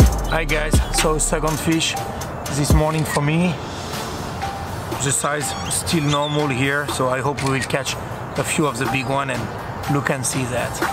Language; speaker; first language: English; non-native, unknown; French